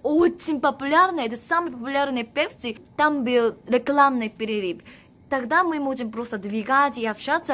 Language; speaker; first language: Russian; non-native, fluent; Korean